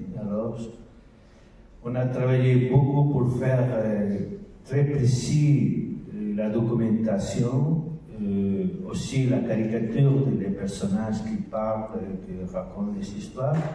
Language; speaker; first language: French; non-native, learner; Spanish